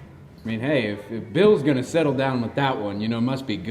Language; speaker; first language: English; native; English